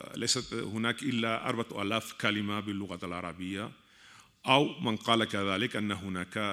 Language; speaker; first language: Arabic; non-native, fluent; Catalan